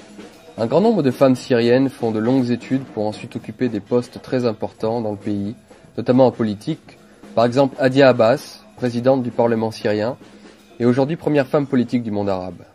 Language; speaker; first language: French; native; French